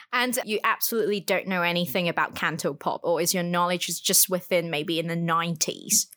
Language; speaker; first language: English; non-native, local second language; Cantonese